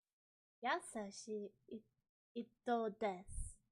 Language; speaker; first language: Japanese; non-native, learner; English